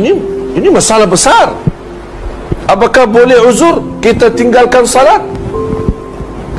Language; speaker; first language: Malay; non-native, fluent; Arabic